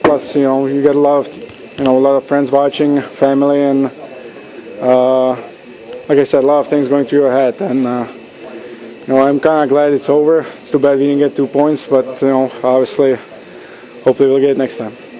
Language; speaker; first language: English; non-native, fluent; Czech